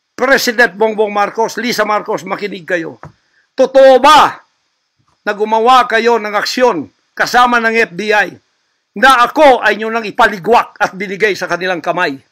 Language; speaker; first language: Filipino; non-native, local second language; Cebuano